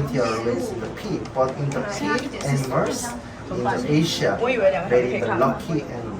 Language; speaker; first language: English; non-native, learner; Korean